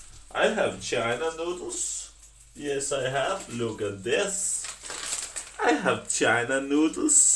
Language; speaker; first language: English; non-native, learner; Danish